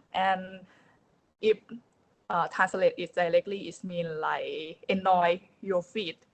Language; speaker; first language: English; non-native, learner; Thai